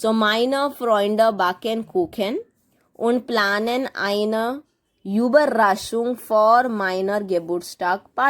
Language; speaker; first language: German; non-native, fluent; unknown